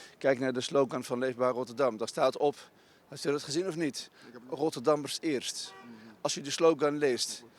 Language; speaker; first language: Dutch; non-native, fluent; Riffian